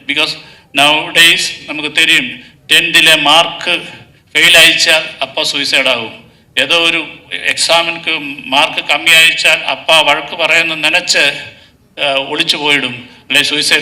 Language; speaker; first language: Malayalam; non-native, learner; Tamil